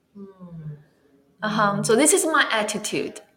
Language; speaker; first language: English; non-native, fluent; Chinese